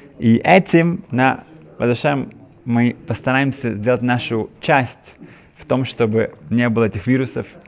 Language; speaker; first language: Russian; native; Russian